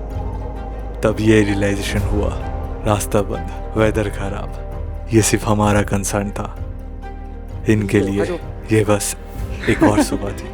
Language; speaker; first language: Hindi; non-native, local second language; Bangla